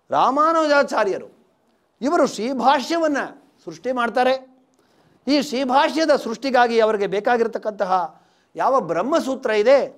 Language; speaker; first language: Kannada; native; Kannada